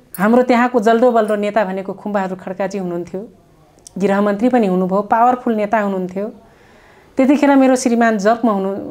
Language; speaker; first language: Nepali; non-native, local second language; Dangaura Tharu